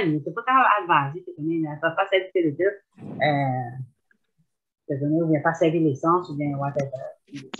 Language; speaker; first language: French; non-native, local second language; Morisyen